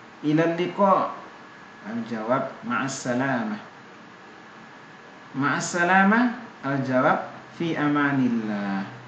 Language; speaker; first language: Arabic; non-native, fluent; Indonesian